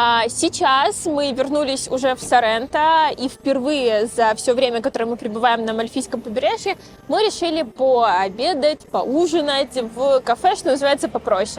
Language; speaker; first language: Russian; native; Russian